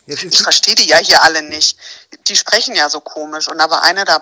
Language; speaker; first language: German; native; German